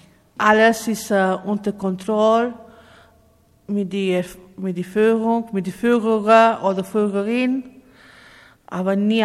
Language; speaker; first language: German; non-native, learner; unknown